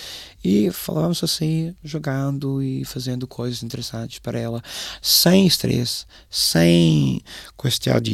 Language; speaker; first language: Portuguese; non-native, fluent; English